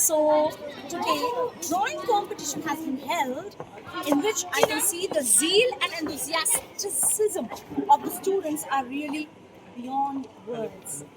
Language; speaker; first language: English; non-native, local second language; Bangla